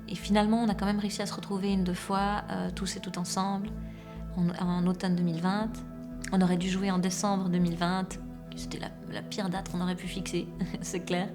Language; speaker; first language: French; native; French